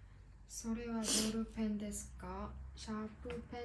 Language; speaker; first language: Japanese; non-native, learner; Korean